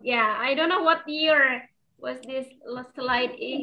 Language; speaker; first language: English; non-native, fluent; Indonesian